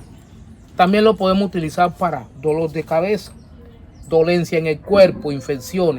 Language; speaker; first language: Spanish; native; Spanish